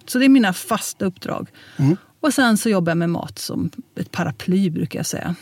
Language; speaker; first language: Swedish; early bilingual, heritage; Swedish